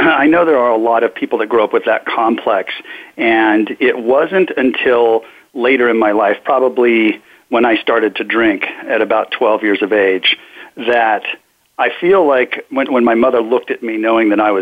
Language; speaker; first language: English; native; English